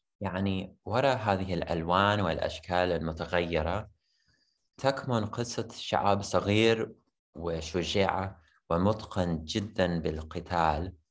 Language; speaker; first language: Arabic; non-native, fluent; English